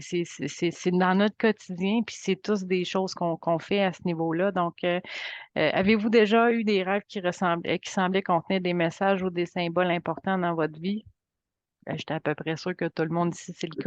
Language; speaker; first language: French; native; French